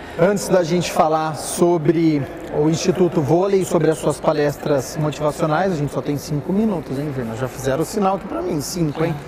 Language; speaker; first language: Portuguese; native; Portuguese